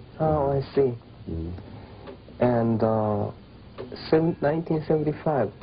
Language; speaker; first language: English; non-native, fluent; Japanese